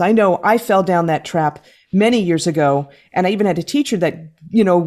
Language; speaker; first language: English; native; English